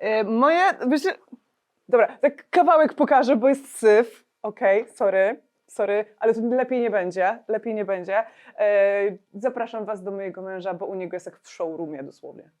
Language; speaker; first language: Polish; native; Polish